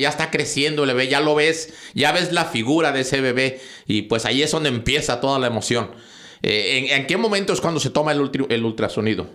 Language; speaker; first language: Spanish; native; Spanish